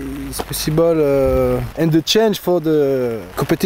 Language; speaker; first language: English; non-native, learner; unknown